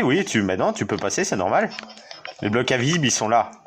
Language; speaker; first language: French; native; French